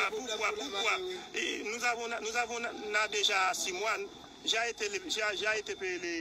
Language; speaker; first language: French; non-native, learner; Haitian Creole